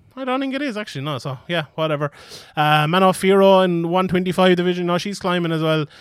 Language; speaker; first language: English; native; English